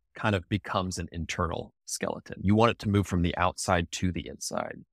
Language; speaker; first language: English; native; English